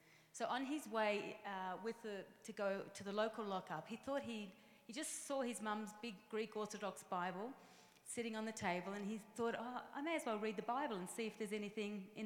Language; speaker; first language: English; native; English